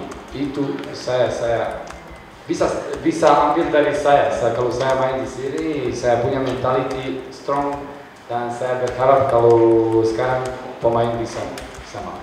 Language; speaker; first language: Indonesian; non-native, learner; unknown